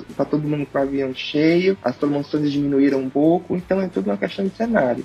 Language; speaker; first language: Portuguese; native; Portuguese